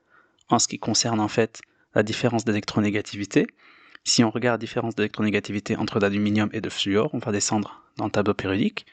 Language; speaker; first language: French; native; French